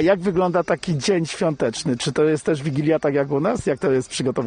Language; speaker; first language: Polish; native; Polish